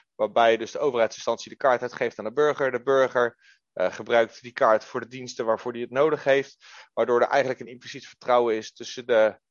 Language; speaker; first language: Dutch; native; Dutch